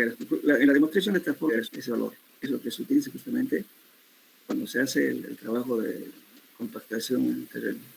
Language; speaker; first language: Spanish; native; Spanish